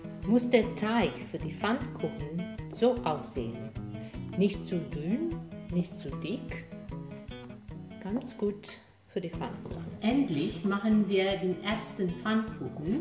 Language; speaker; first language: German; non-native, learner; Romanian